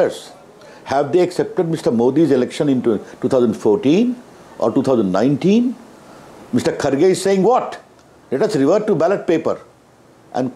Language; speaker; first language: English; non-native, local second language; Hindi